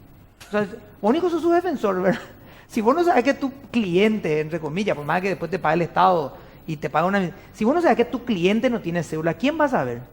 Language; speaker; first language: Spanish; native; Spanish